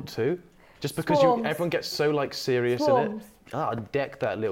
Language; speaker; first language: English; native; English